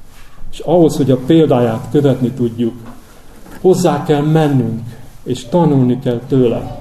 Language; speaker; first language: Hungarian; native; Hungarian